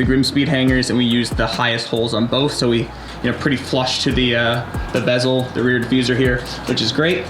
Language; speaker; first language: English; native; English